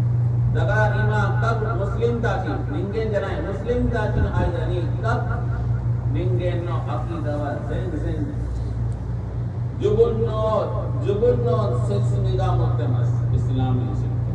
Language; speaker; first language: Japanese; non-native, learner; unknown